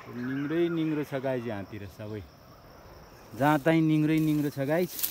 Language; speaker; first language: Nepali; non-native, local second language; Gurung